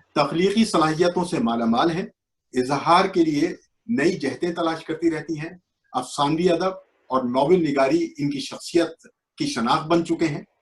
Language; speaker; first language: Urdu; native; Urdu